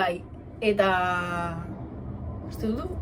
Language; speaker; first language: Basque; non-native, local second language; Spanish